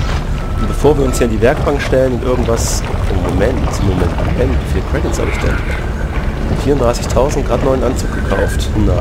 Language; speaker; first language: German; native; German